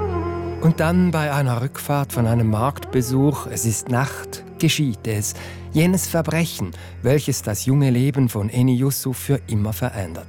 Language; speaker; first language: German; native; German